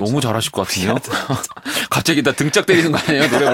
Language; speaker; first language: Korean; native; Korean